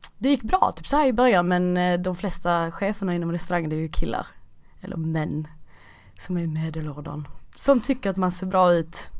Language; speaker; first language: Swedish; early bilingual, other home language; Portuguese